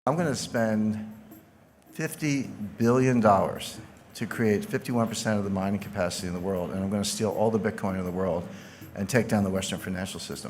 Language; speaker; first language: English; native; English